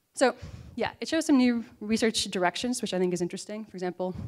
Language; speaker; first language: English; native; English